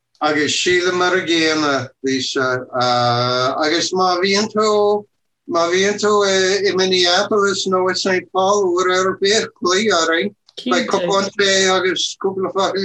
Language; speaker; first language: Irish; non-native, learner; English